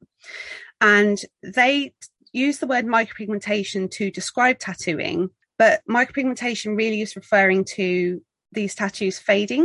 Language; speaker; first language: English; native; English